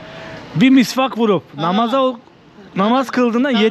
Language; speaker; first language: Turkish; native; Turkish